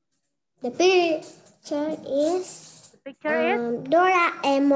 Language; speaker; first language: English; non-native, learner; Indonesian